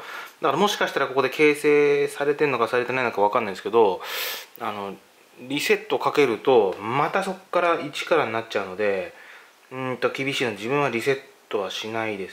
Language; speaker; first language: Japanese; native; Japanese